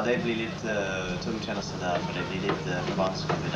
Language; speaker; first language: Norwegian; non-native, learner; English